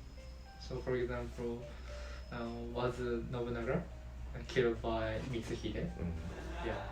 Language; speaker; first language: English; non-native, learner; Japanese